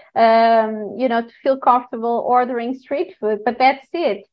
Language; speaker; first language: English; non-native, fluent; Portuguese